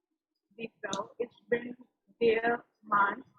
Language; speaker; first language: German; non-native, learner; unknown